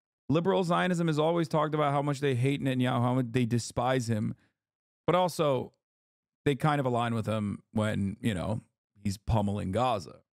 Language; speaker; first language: English; early bilingual, other home language; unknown